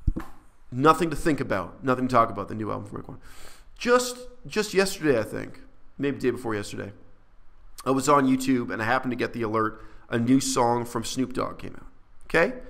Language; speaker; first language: English; native; English